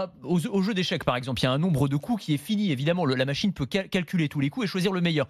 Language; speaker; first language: French; native; French